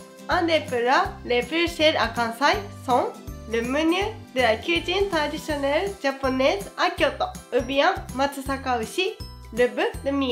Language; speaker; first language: French; non-native, fluent; Japanese